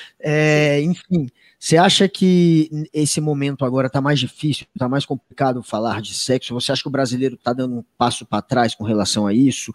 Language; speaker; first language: Portuguese; native; Portuguese